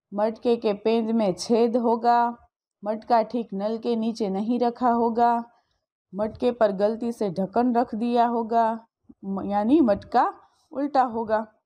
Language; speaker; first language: Hindi; non-native, local second language; Gujarati